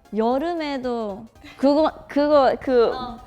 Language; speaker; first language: Korean; non-native, fluent; Malay